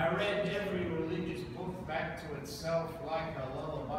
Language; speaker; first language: English; native; English